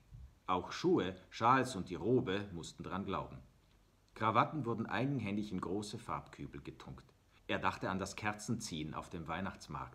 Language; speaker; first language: German; native; German